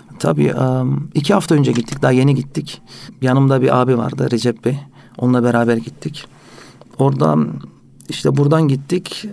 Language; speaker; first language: Turkish; early bilingual, heritage; Turkish